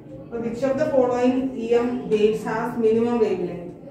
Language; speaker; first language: English; non-native, local second language; Malayalam